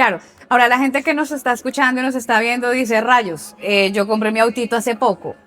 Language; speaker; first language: Spanish; native; Spanish